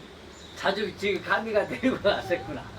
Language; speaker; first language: Korean; native; Korean